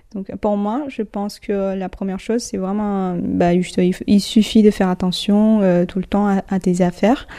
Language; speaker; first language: French; non-native, fluent; Chinese